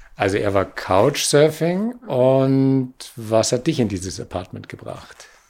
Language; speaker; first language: German; native; German